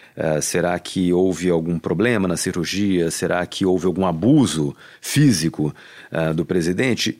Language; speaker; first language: Portuguese; native; Portuguese